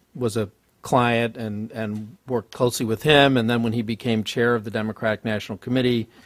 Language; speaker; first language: English; native; English